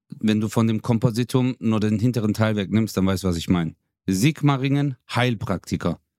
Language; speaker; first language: German; early bilingual, other home language; Turkish